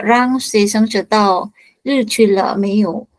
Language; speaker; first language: Chinese; non-native, learner; Indonesian